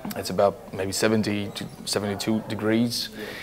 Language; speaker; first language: English; non-native, fluent; Estonian